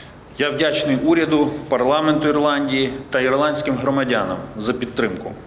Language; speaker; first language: Ukrainian; native; Ukrainian